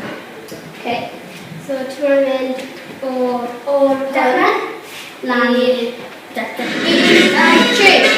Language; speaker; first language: Welsh; non-native, local second language; English